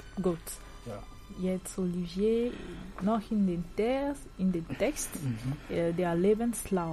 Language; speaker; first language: German; non-native, fluent; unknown